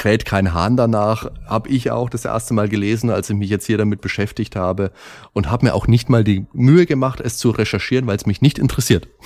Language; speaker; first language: German; native; German